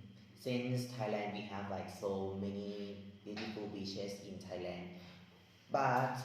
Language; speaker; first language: English; non-native, learner; Thai